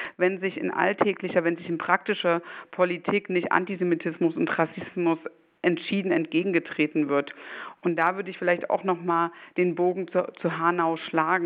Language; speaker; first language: German; native; German